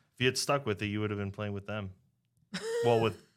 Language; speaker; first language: English; native; English